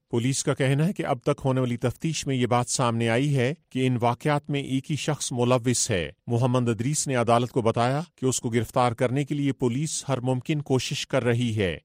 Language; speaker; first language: Urdu; native; Urdu